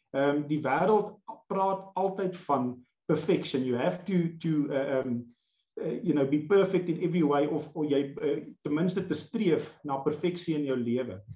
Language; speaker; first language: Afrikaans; native; Afrikaans